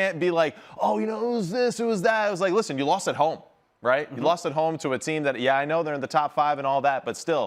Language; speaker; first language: English; native; English